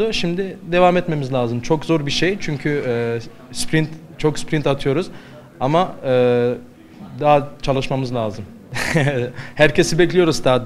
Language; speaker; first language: Turkish; early bilingual, heritage; Turkish